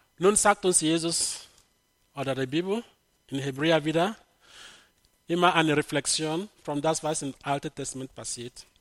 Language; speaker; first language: German; non-native, fluent; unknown